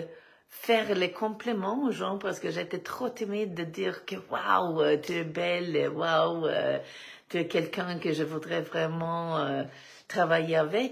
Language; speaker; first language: French; non-native, fluent; Swedish